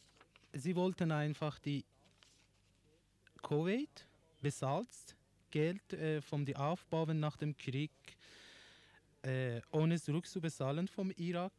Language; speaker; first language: German; non-native, learner; Persian